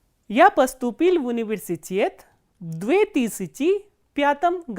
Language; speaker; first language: Russian; non-native, fluent; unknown